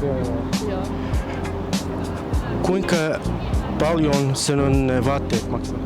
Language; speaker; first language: Finnish; non-native, learner; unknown